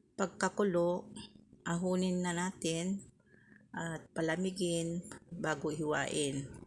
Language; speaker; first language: Filipino; non-native, local second language; Iloko